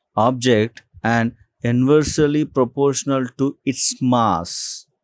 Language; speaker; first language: English; non-native, local second language; Telugu